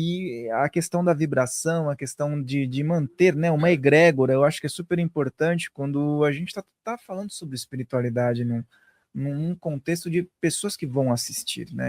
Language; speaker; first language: Portuguese; native; Portuguese